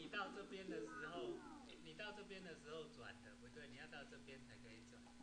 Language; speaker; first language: Chinese; native; Chinese